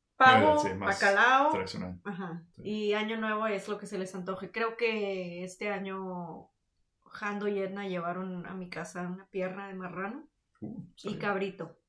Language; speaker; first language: Spanish; native; Spanish